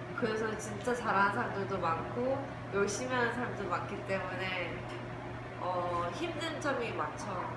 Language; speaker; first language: Korean; early bilingual, heritage; Korean